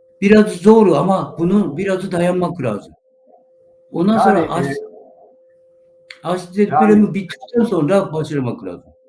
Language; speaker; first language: Turkish; non-native, learner; Japanese